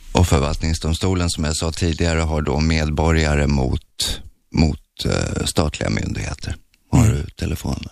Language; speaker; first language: Swedish; native; Swedish